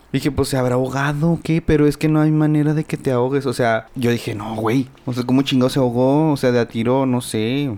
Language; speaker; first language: Spanish; native; Spanish